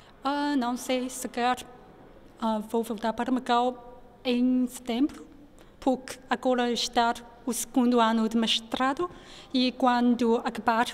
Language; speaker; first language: Portuguese; non-native, local second language; Chinese